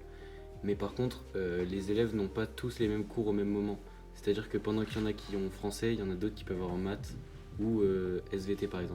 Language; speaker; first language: French; native; French